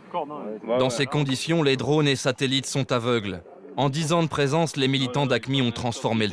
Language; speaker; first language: French; native; French